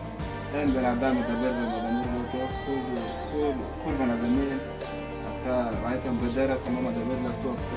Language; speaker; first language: Hebrew; non-native, learner; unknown